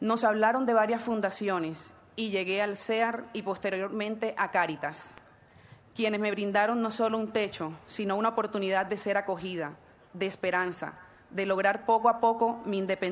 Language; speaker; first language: Spanish; native; Spanish